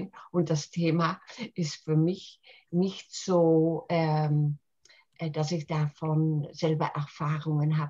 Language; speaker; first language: German; non-native, fluent; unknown